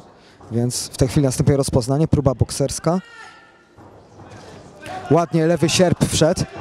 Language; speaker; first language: Polish; native; Polish